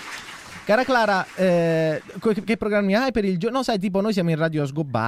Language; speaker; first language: Italian; native; Italian